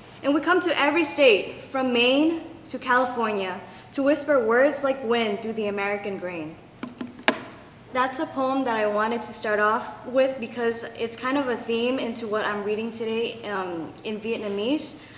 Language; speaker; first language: English; early bilingual, other home language; Vietnamese